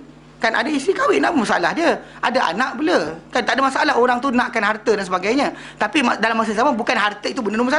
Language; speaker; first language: Malay; native; Malay